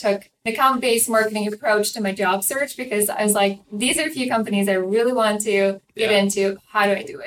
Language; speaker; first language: English; non-native, fluent; Ukrainian